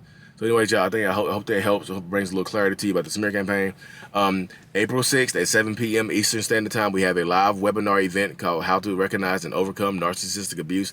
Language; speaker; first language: English; native; English